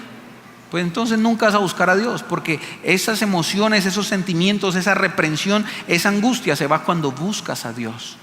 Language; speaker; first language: Spanish; native; Spanish